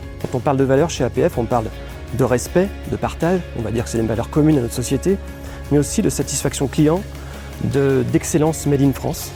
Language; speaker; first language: French; native; French